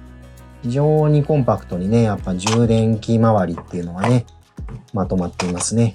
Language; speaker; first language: Japanese; native; Japanese